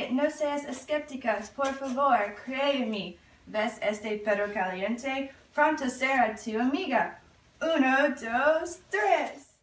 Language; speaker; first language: Spanish; non-native, learner; English